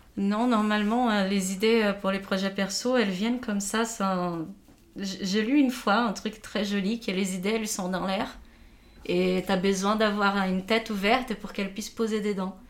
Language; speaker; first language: French; non-native, fluent; Portuguese